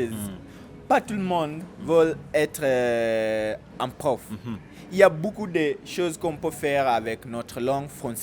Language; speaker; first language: French; non-native, fluent; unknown